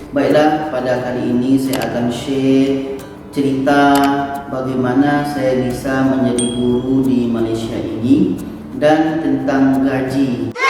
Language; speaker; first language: Indonesian; native; Indonesian